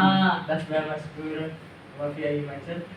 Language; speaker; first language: Arabic; non-native, learner; Indonesian